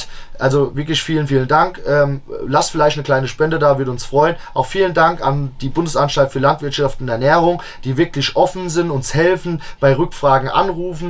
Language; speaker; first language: German; native; German